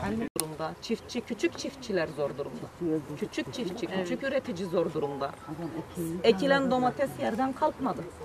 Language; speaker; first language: Turkish; native; Turkish